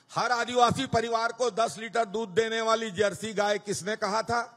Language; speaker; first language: Hindi; native; Hindi